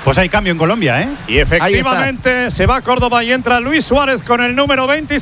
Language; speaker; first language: Spanish; native; Spanish